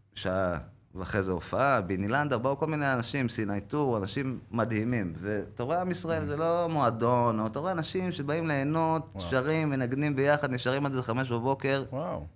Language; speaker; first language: Hebrew; native; Hebrew